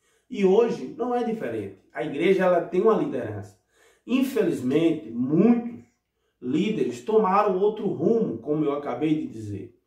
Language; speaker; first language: Portuguese; native; Portuguese